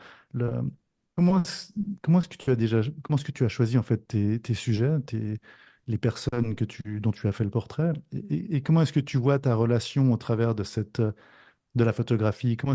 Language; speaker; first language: French; native; French